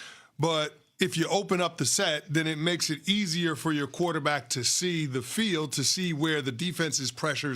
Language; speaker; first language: English; native; English